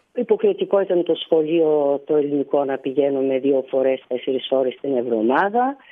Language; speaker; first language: Greek; early bilingual, heritage; Greek